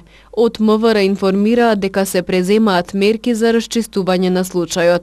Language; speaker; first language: Macedonian; native; Macedonian